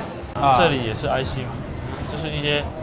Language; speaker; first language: Chinese; native; Chinese